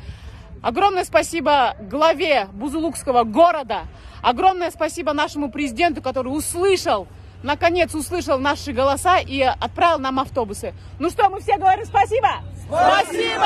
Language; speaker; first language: Russian; non-native, local second language; Kyrgyz